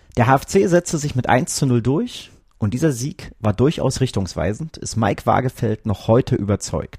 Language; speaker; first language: German; native; German